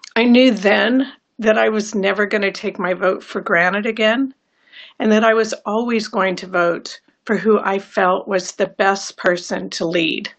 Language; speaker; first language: English; native; English